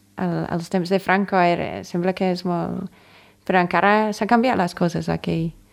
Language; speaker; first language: Catalan; non-native, fluent; English